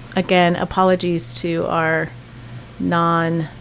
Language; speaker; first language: English; native; English